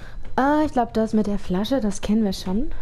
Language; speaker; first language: German; native; German